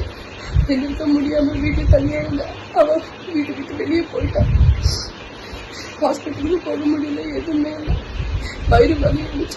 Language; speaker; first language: Tamil; non-native, local second language; Kannada